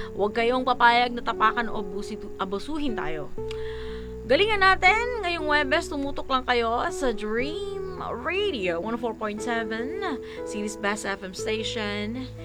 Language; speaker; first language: Filipino; non-native, local second language; Waray